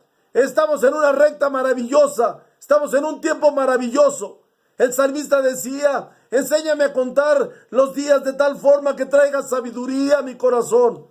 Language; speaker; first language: Spanish; native; Spanish